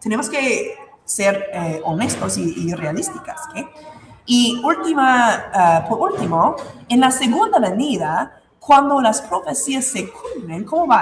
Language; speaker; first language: Spanish; non-native, fluent; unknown